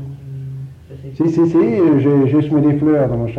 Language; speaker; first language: French; native; French